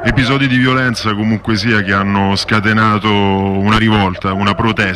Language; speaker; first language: Italian; native; Italian